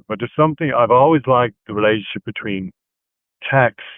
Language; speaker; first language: English; native; English